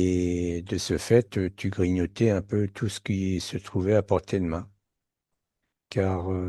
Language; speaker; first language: French; native; French